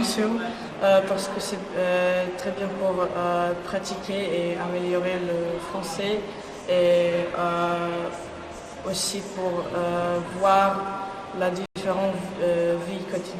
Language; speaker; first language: French; non-native, learner; Croatian